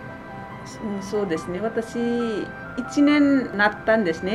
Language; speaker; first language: Japanese; non-native, fluent; Nepali